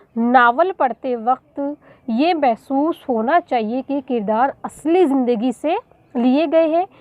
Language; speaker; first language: Urdu; native; Urdu